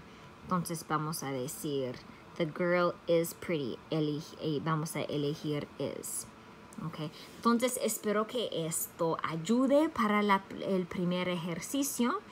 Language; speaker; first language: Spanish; non-native, fluent; English